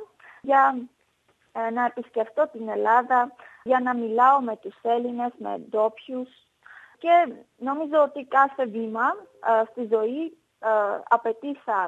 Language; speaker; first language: Greek; non-native, fluent; Armenian